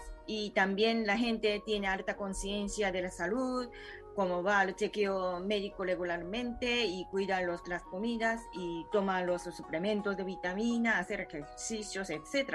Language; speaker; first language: Spanish; non-native, fluent; Japanese